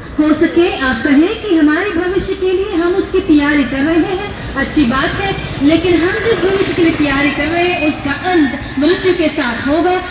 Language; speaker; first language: Hindi; non-native, local second language; Malayalam